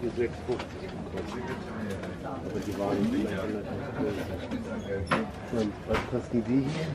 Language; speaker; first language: German; native; German